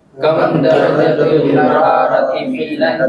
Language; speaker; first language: Arabic; non-native, learner; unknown